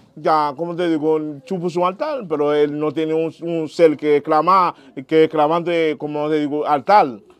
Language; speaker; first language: Spanish; non-native, learner; Haitian Creole